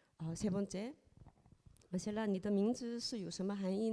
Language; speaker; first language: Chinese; non-native, fluent; Korean